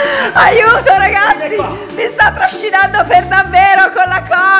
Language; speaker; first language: Italian; native; Italian